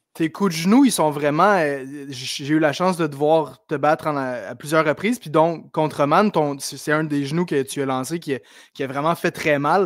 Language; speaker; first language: French; native; French